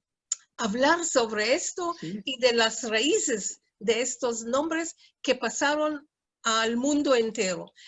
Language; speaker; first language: Spanish; non-native, fluent; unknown